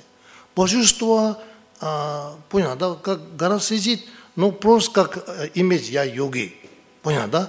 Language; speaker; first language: Russian; non-native, learner; Tibetan